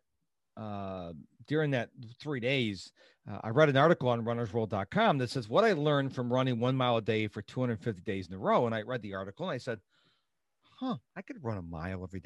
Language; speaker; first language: English; native; English